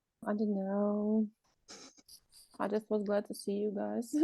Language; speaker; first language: English; non-native, learner; Russian